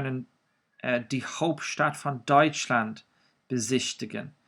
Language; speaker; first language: German; non-native, fluent; Irish